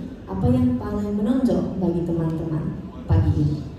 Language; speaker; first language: Indonesian; native; Indonesian